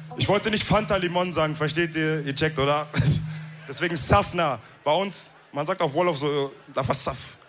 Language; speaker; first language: German; early bilingual, other home language; Wolof